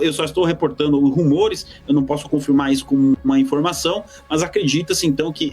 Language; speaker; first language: Portuguese; native; Portuguese